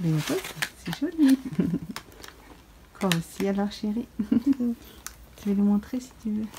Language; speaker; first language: French; native; French